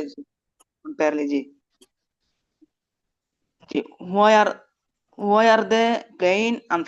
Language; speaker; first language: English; non-native, learner; Bangla